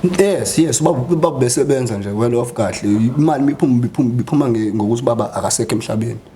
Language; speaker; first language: Zulu; non-native, local second language; Xhosa